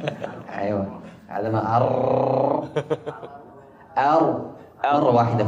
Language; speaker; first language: Arabic; native; Arabic